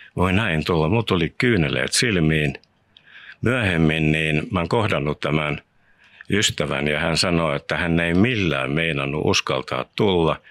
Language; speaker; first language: Finnish; native; Finnish